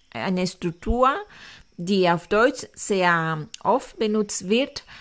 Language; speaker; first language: German; non-native, fluent; Spanish